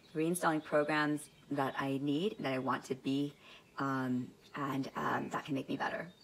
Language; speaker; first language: English; native; English